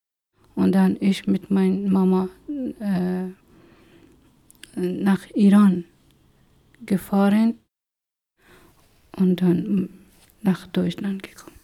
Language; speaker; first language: German; non-native, learner; Persian